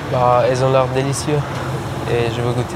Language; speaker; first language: French; non-native, learner; Persian